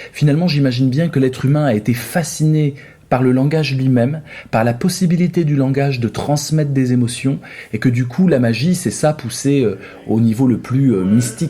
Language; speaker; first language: French; native; French